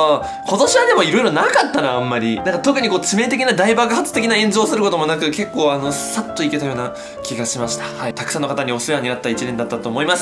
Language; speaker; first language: Japanese; native; Japanese